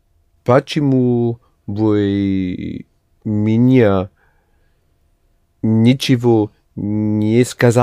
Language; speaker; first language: Russian; non-native, learner; English